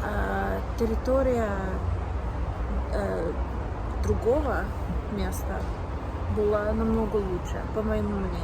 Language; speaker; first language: Russian; non-native, learner; English